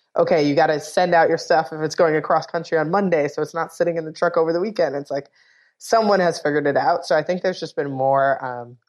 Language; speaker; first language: English; native; English